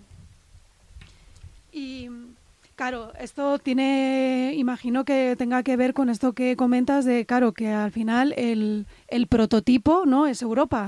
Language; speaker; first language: Spanish; native; Spanish